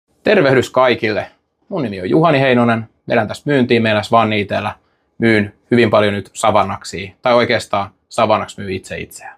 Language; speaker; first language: Finnish; native; Finnish